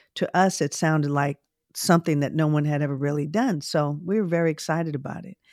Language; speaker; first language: English; native; English